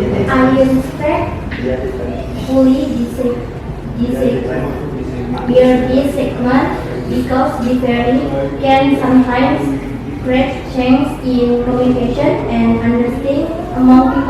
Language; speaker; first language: English; non-native, learner; Indonesian